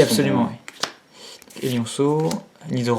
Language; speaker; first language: French; native; French